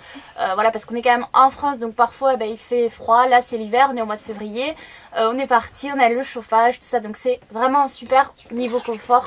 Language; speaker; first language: French; native; French